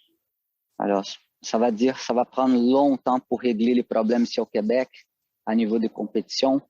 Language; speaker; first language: French; non-native, fluent; Portuguese